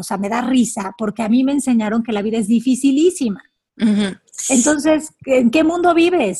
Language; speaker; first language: Spanish; native; Spanish